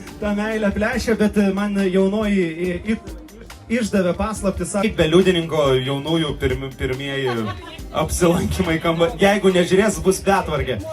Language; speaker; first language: Lithuanian; native; Lithuanian